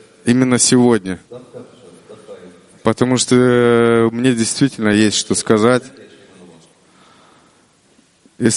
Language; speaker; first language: Russian; non-native, local second language; Kyrgyz